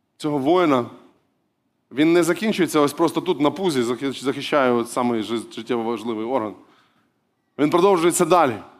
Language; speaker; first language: Ukrainian; non-native, local second language; Russian